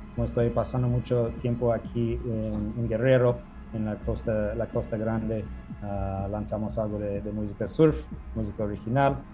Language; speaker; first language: Spanish; non-native, fluent; English